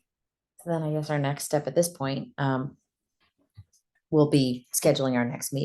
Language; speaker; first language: English; native; English